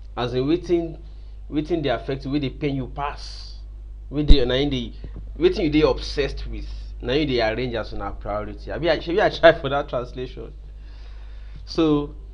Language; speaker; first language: Nigerian Pidgin; non-native, local second language; Yoruba